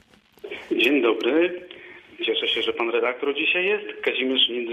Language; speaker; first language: Polish; native; Polish